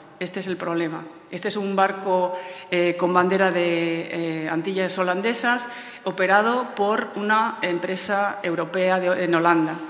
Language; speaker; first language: Spanish; native; Spanish